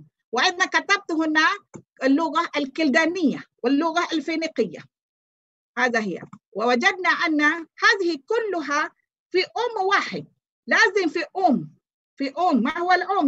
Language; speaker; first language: Arabic; non-native, fluent; Malay